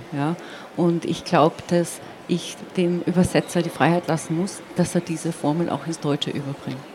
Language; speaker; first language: German; non-native, local second language; Slovenian